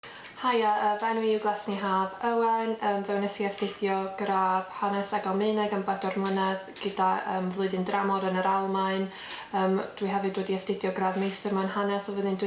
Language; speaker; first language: Welsh; native; Welsh